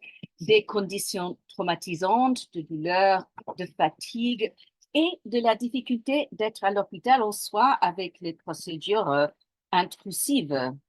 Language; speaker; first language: French; non-native, fluent; English